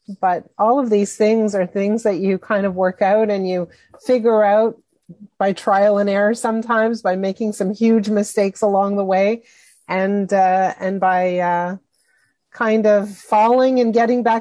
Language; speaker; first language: English; native; English